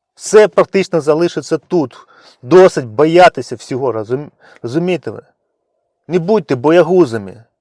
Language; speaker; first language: Ukrainian; native; Ukrainian